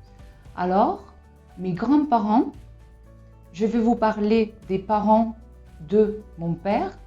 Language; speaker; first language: French; non-native, fluent; Spanish